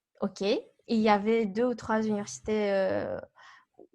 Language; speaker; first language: French; non-native, fluent; Kazakh